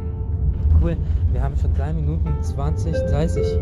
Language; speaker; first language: German; non-native, fluent; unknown